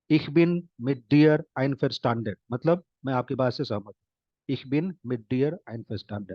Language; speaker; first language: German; non-native, fluent; Hindi